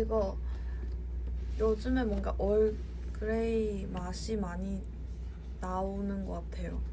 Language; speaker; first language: Korean; non-native, fluent; Cantonese